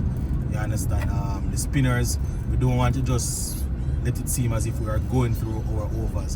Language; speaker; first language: English; native; English